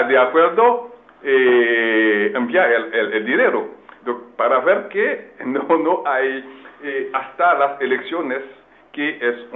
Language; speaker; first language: Spanish; non-native, fluent; French